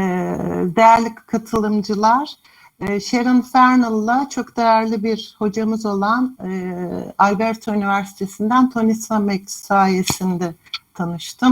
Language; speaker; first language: Turkish; native; Turkish